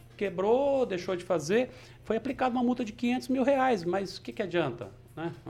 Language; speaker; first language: Portuguese; native; Portuguese